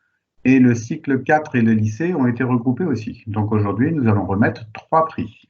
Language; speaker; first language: French; native; French